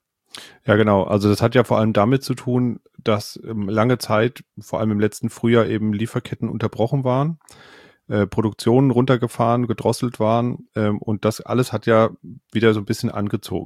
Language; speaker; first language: German; native; German